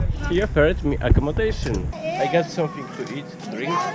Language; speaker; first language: English; non-native, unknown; Polish